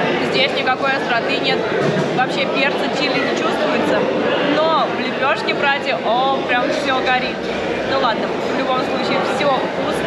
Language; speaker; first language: Russian; native; Russian